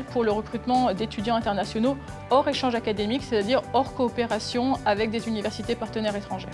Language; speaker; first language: French; native; French